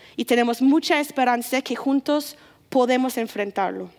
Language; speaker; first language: Spanish; non-native, fluent; English